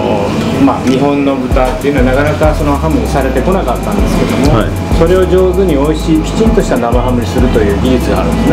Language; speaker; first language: Japanese; native; Japanese